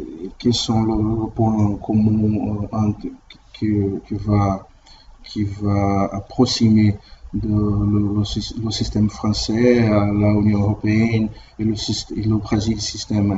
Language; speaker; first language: French; non-native, learner; Portuguese